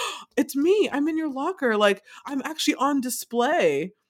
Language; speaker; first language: English; native; English